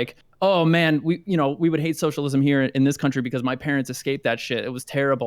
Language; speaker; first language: English; native; English